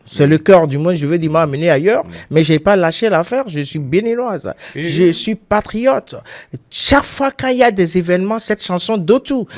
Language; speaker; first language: French; non-native, local second language; Yoruba